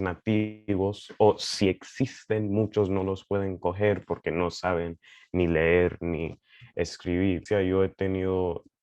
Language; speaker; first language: Spanish; early bilingual, heritage; Spanish